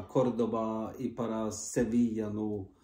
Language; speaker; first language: Portuguese; non-native, fluent; Norwegian